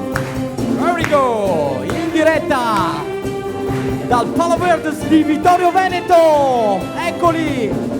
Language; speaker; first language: Italian; native; Italian